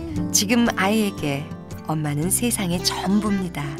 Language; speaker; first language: Korean; native; Korean